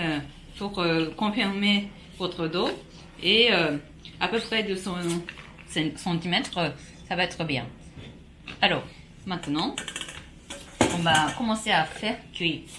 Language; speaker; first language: French; non-native, learner; Japanese